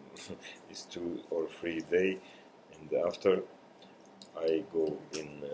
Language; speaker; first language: English; non-native, learner; Russian